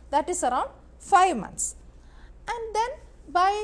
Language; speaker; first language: English; non-native, local second language; Malayalam